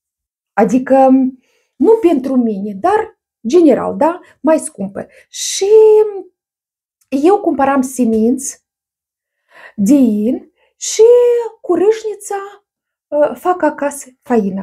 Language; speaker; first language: Romanian; non-native, learner; Russian